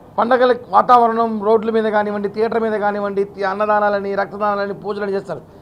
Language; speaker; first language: Telugu; native; Telugu